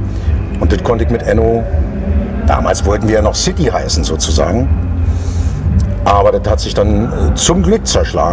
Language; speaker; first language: German; native; German